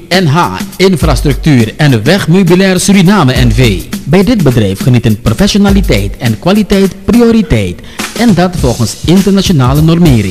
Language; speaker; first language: Dutch; native; Dutch